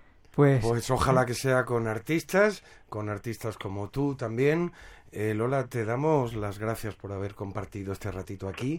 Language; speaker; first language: Spanish; native; Spanish